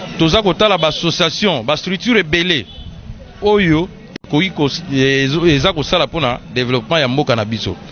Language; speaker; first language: Lingala; non-native, local second language; Kituba (Democratic Republic of Congo)